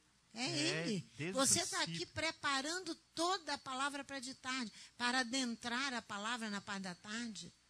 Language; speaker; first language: Portuguese; native; Portuguese